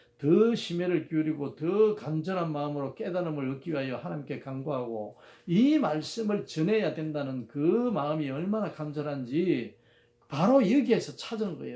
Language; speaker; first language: Korean; native; Korean